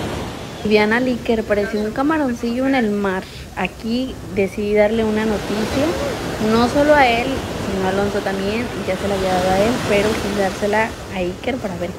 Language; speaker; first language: Spanish; native; Spanish